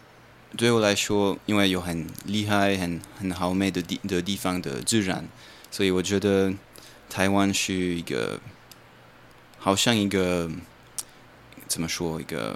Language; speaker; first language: Chinese; non-native, learner; French